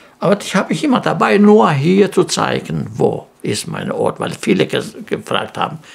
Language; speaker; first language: German; non-native, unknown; Greek